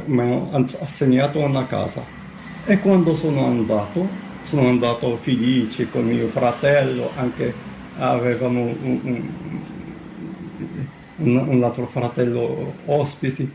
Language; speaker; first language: Italian; non-native, learner; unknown